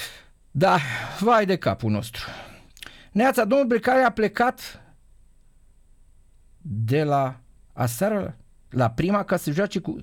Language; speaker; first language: Romanian; native; Romanian